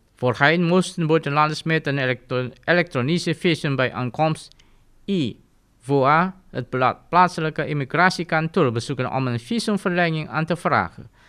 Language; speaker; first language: Dutch; non-native, fluent; Indonesian